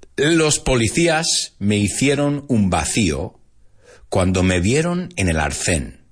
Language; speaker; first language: Spanish; non-native, fluent; English